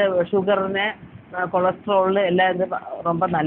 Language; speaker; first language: Tamil; non-native, learner; Malayalam